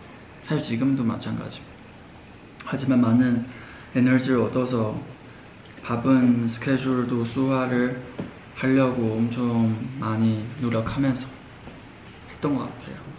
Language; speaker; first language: Korean; non-native, fluent; Chinese